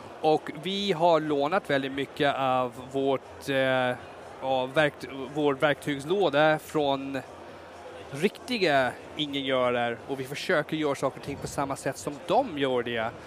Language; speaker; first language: Swedish; non-native, fluent; English